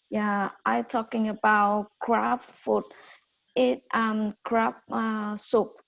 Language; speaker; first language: English; non-native, learner; Vietnamese